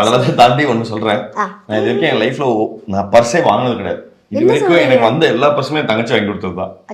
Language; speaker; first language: Tamil; native; Tamil